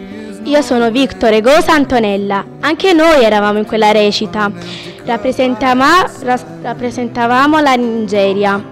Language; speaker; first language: Italian; early bilingual, other home language; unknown